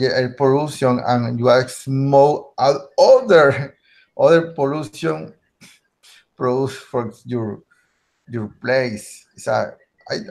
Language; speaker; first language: English; non-native, learner; Spanish